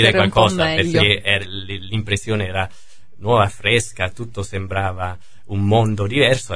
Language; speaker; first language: Italian; non-native, fluent; German